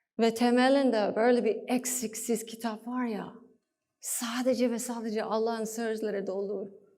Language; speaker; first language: Turkish; non-native, fluent; English